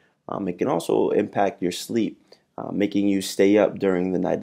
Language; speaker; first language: English; native; English